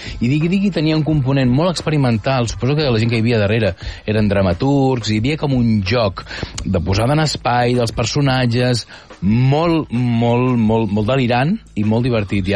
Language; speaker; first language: Catalan; native; Catalan